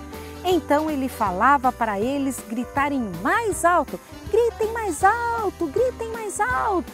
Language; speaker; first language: Portuguese; native; Portuguese